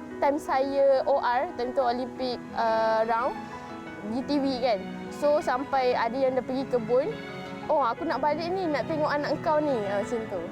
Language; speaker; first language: Malay; native; Malay